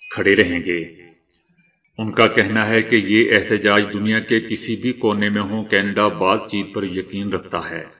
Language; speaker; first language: Urdu; native; Urdu